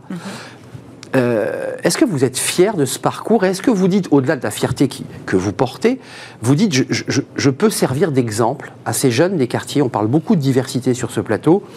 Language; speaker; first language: French; native; French